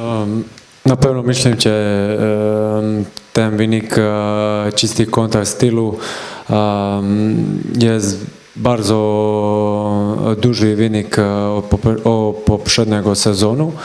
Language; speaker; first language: Polish; non-native, learner; Croatian